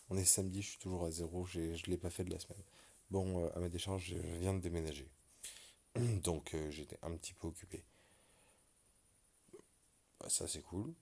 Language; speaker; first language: French; native; French